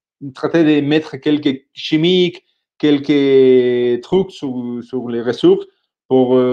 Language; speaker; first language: French; non-native, fluent; Spanish